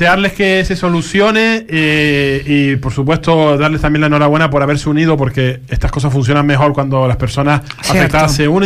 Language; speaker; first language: Spanish; native; Spanish